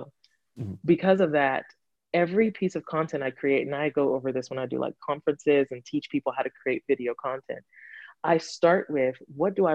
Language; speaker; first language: English; native; English